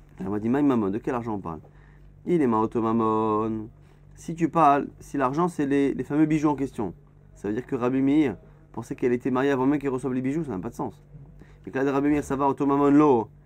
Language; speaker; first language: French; native; French